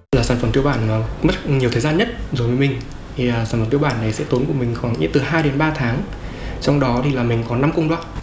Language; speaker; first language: Vietnamese; native; Vietnamese